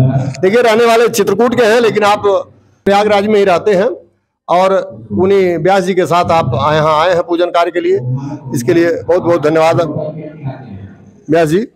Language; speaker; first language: Hindi; native; Hindi